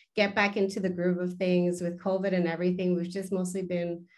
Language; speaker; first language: English; early bilingual, other home language; Spanish